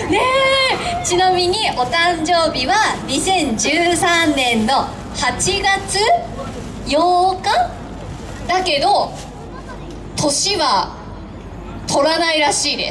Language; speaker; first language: Japanese; native; Japanese